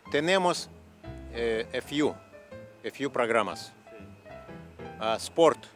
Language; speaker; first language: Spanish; non-native, learner; Russian